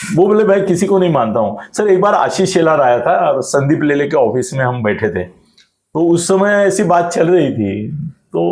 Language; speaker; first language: Hindi; non-native, local second language; Marathi